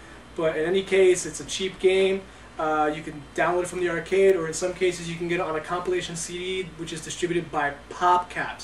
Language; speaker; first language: English; native; English